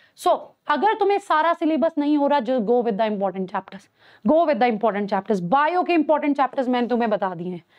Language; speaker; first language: Hindi; native; Hindi